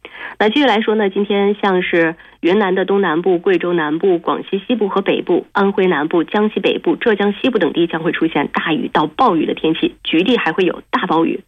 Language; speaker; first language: Chinese; native; Chinese